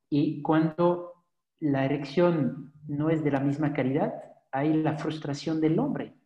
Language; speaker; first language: Spanish; non-native, fluent; French